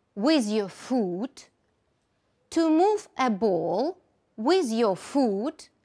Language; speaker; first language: English; non-native, fluent; Ukrainian